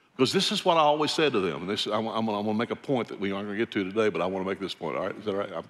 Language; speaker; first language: English; native; English